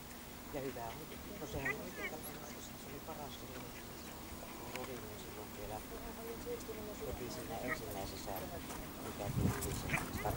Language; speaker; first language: Finnish; native; Finnish